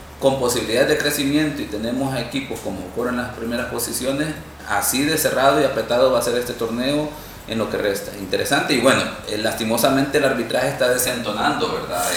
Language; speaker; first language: Spanish; native; Spanish